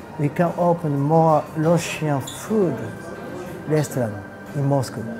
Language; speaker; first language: English; non-native, learner; Japanese